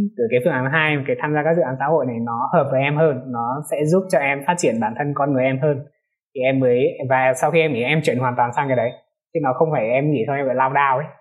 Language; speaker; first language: Vietnamese; non-native, local second language; Hmong